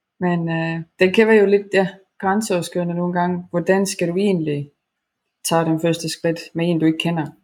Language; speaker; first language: Danish; non-native, fluent; Estonian